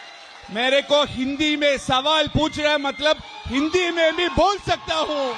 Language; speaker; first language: Hindi; non-native, local second language; Tamil